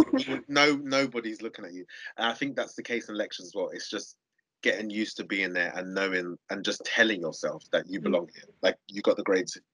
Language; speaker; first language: English; native; English